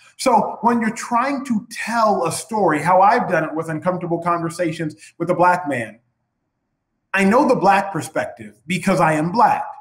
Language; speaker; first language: English; native; English